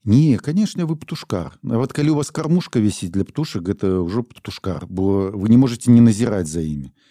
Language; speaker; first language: Belarusian; non-native, local second language; Russian